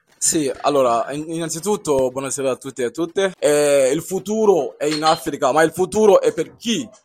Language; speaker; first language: Italian; non-native, fluent; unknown